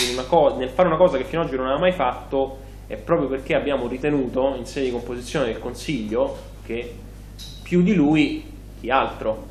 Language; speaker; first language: Italian; native; Italian